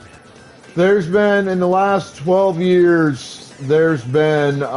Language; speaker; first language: English; native; English